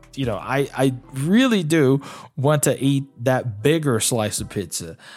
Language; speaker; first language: English; non-native, fluent; Portuguese